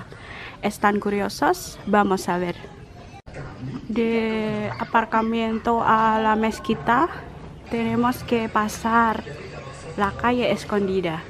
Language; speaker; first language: Spanish; non-native, learner; Indonesian